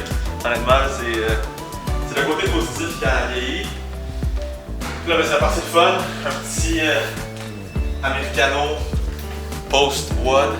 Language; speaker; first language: French; native; French